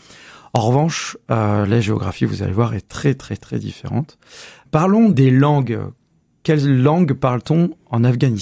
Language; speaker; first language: French; native; French